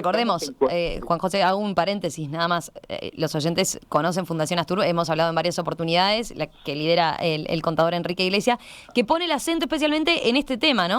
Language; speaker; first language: Spanish; native; Spanish